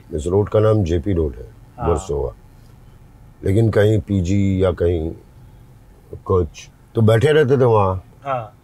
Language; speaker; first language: Hindi; native; Hindi